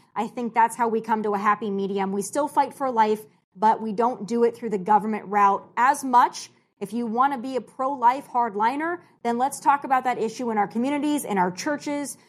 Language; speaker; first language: English; native; English